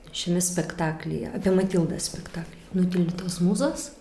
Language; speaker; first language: Lithuanian; native; Lithuanian